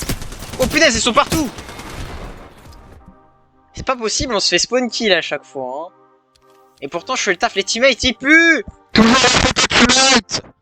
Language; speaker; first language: French; native; French